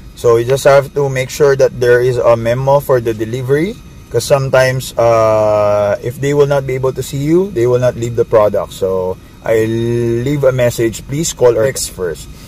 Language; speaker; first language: English; non-native, local second language; Filipino